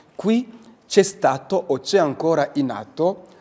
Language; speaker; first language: Italian; non-native, fluent; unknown